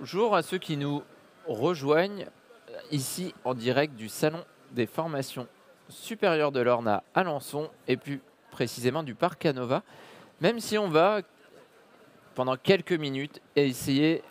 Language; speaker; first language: French; native; French